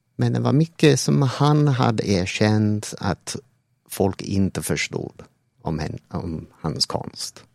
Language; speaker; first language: Swedish; non-native, fluent; English